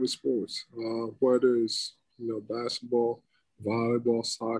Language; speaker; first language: English; non-native, local second language; French